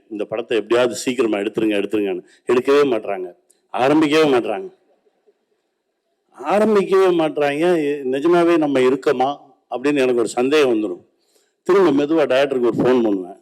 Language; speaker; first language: Tamil; native; Tamil